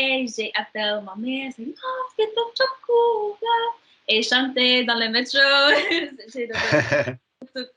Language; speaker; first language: French; non-native, learner; English